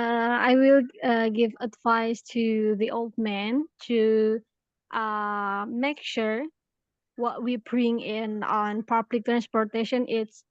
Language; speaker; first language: English; non-native, learner; Indonesian